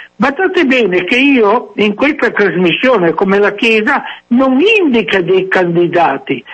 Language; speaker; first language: Italian; native; Italian